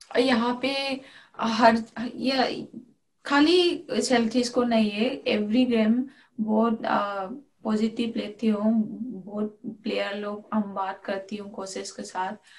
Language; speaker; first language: Hindi; non-native, local second language; Manipuri